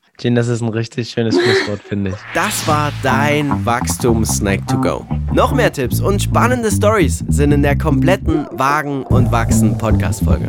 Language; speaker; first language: German; native; German